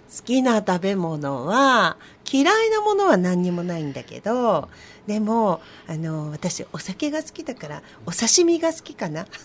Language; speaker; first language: Japanese; native; Japanese